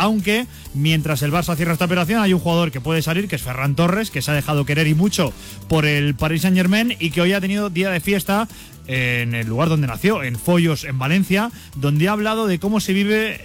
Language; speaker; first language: Spanish; native; Spanish